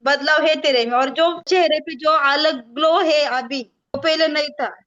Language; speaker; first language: Hindi; non-native, local second language; Marathi